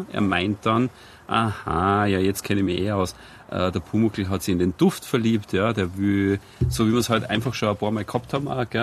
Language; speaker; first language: German; native; German